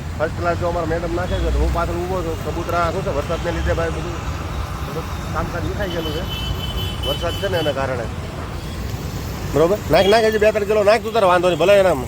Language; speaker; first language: Gujarati; native; Gujarati